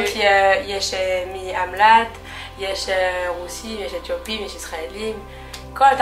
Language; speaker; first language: Hebrew; non-native, learner; French